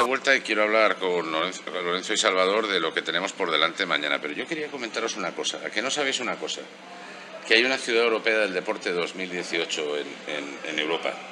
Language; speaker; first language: Spanish; native; Spanish